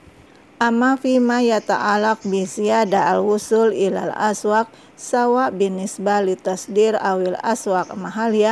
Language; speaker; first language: Arabic; non-native, fluent; Indonesian